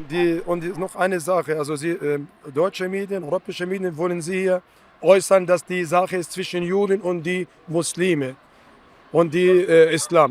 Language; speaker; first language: German; non-native, fluent; Arabic